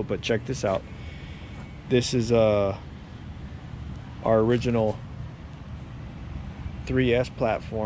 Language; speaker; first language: English; native; English